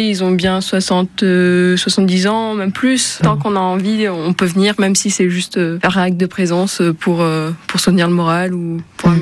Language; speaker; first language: French; native; French